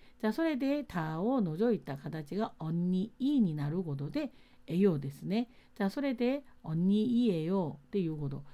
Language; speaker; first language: Japanese; non-native, fluent; Korean